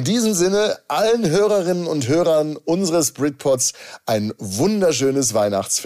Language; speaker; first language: German; native; German